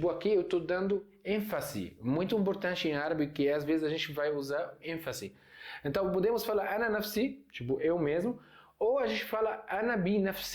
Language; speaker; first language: Portuguese; non-native, fluent; Arabic